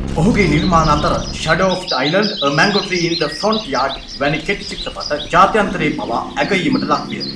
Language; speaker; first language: Sinhala; native; Sinhala